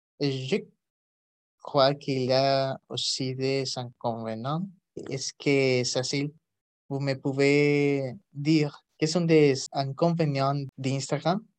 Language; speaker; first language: French; non-native, learner; Spanish